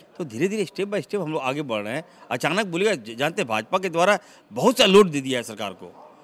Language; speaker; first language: Hindi; native; Hindi